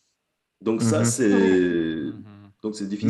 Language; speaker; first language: French; non-native, fluent; Portuguese